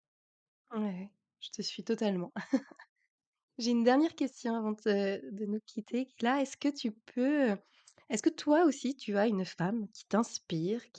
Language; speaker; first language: French; native; French